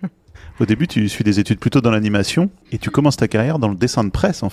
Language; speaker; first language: French; native; French